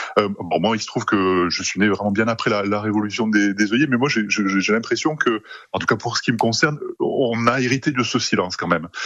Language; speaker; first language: French; early bilingual, other home language; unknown